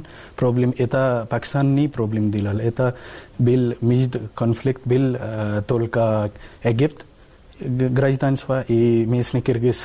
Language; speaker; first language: Russian; non-native, learner; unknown